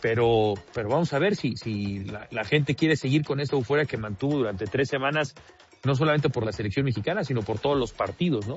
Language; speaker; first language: Spanish; native; Spanish